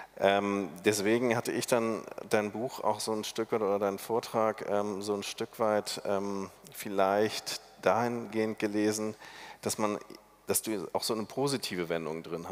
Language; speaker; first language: German; native; German